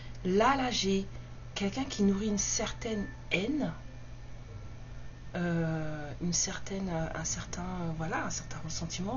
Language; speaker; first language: French; native; French